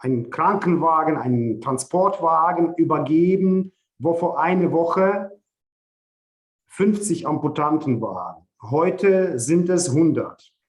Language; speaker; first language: German; non-native, fluent; Ukrainian